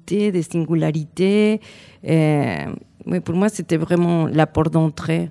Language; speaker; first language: French; non-native, fluent; Spanish